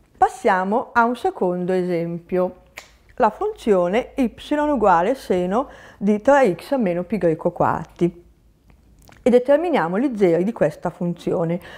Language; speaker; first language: Italian; native; Italian